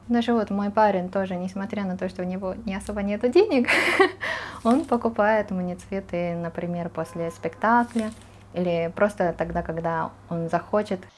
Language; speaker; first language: Russian; non-native, fluent; Japanese